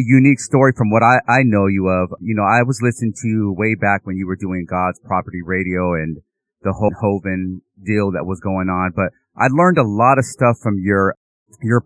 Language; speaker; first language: English; native; English